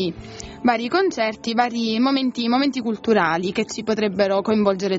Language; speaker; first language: Italian; native; Italian